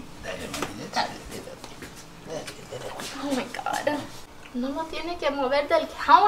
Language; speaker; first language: Spanish; early bilingual, heritage; Spanish